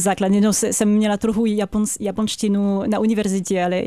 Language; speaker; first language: Czech; non-native, fluent; French